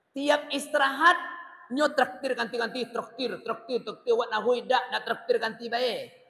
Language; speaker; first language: Malay; native; Malay